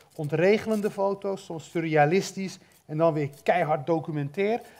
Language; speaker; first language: Dutch; native; Dutch